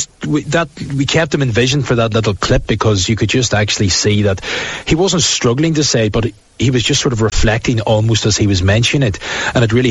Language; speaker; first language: English; native; English